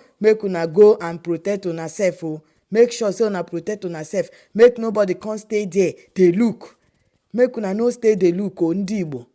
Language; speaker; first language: Nigerian Pidgin; non-native, local second language; Igbo